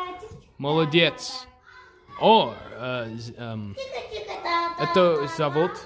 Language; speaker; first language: Russian; non-native, learner; English